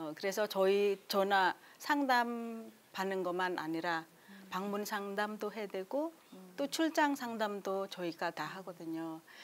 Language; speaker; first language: Korean; non-native, fluent; Indonesian